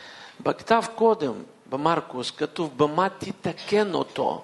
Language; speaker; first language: Hebrew; non-native, fluent; Russian